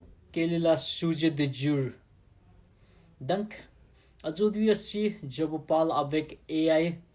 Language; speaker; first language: French; non-native, learner; Nepali